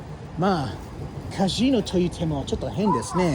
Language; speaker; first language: Japanese; non-native, learner; English